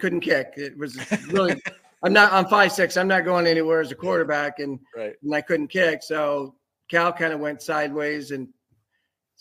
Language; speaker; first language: English; native; English